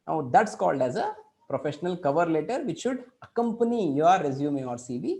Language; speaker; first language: English; non-native, local second language; Kannada